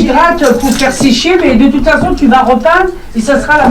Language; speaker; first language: French; native; French